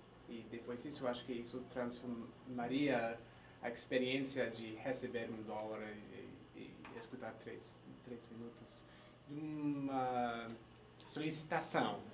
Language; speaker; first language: Portuguese; non-native, fluent; English